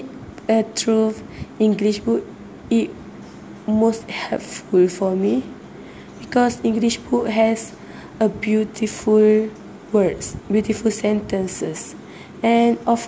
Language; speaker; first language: English; non-native, learner; Malay